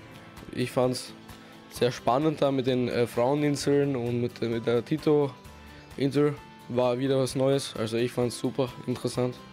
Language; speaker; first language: German; native; German